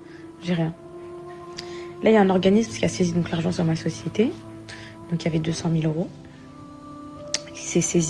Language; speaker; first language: French; native; French